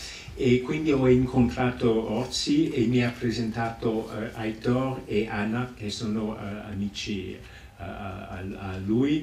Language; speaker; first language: Italian; non-native, fluent; English